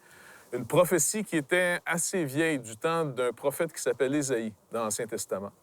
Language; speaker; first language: French; native; French